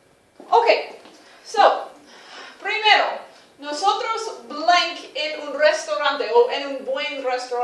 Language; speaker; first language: Spanish; non-native, fluent; English